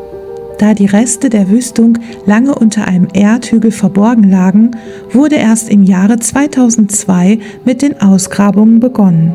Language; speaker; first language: German; native; German